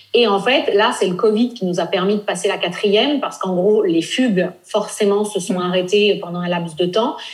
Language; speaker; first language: French; native; French